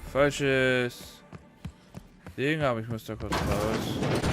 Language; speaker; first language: German; native; German